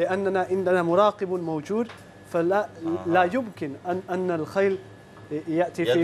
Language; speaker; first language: Arabic; non-native, learner; Urdu